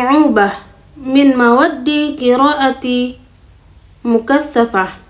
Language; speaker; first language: Arabic; non-native, learner; Indonesian